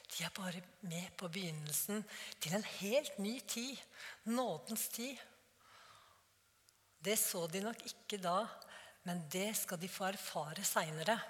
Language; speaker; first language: Norwegian; native; Norwegian